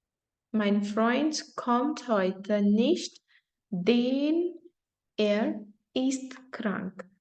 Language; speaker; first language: German; non-native, fluent; Hindi